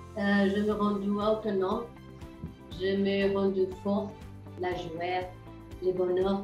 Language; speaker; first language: French; non-native, learner; Portuguese